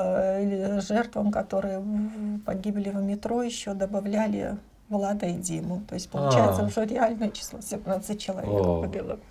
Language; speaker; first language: Russian; native; Russian